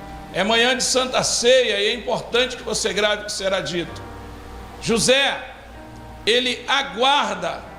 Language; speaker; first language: Portuguese; native; Portuguese